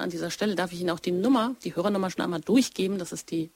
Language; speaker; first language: German; native; German